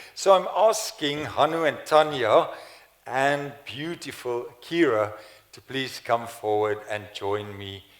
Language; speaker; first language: English; non-native, local second language; Afrikaans